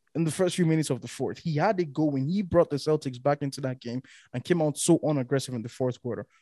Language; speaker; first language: English; non-native, local second language; Yoruba